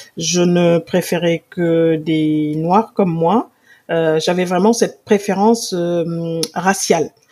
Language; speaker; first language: French; non-native, local second language; Wolof